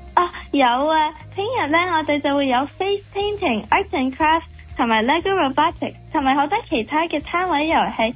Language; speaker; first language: Cantonese; early bilingual, heritage; Cantonese